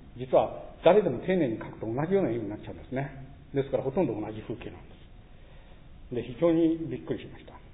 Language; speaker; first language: Japanese; native; Japanese